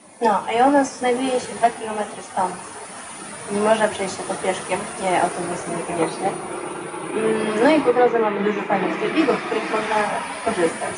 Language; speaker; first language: Polish; non-native, fluent; Russian